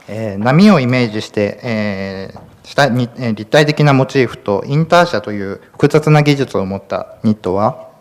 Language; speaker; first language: Japanese; native; Japanese